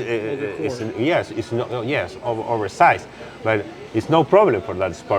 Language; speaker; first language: English; non-native, local second language; Spanish